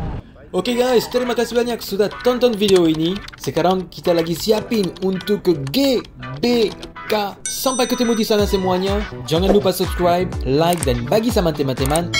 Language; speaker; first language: Indonesian; non-native, fluent; French